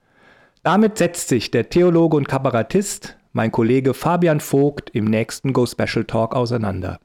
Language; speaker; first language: German; native; German